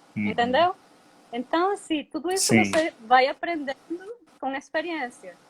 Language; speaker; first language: Portuguese; non-native, fluent; Spanish